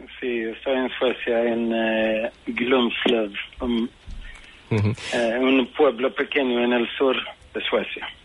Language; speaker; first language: Spanish; non-native, fluent; Swedish